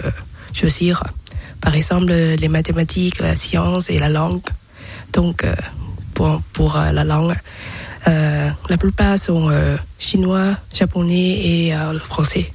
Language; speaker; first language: French; non-native, learner; Thai